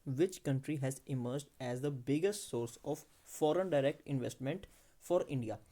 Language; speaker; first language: English; non-native, local second language; Punjabi